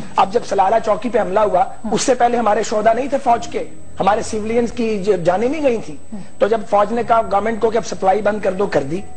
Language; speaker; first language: Urdu; non-native, local second language; Punjabi